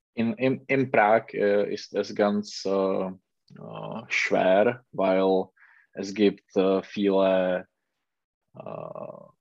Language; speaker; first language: German; non-native, learner; Czech